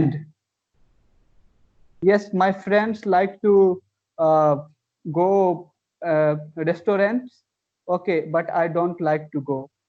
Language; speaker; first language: English; non-native, learner; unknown